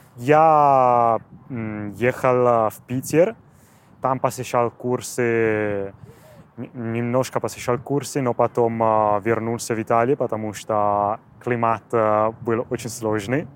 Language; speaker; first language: Russian; non-native, fluent; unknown